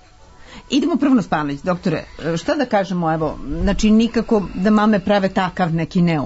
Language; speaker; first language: Serbian; native; Serbian